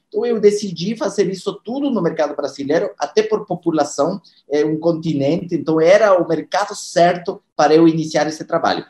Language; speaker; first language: Portuguese; non-native, fluent; Spanish